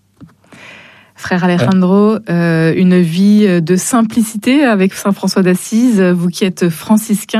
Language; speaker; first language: French; native; French